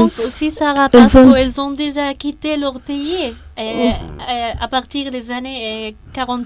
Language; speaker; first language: French; non-native, learner; Arabic